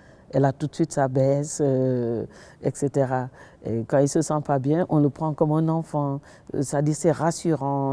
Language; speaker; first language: French; non-native, local second language; Wolof